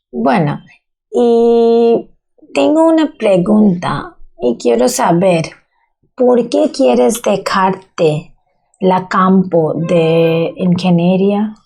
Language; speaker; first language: Spanish; non-native, learner; Bangla